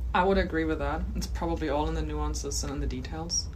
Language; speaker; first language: English; non-native, fluent; German